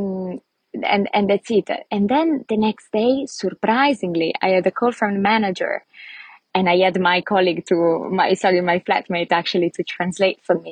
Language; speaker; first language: English; non-native, fluent; Italian